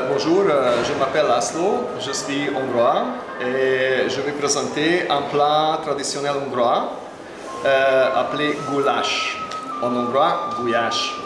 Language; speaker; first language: French; non-native, learner; Hungarian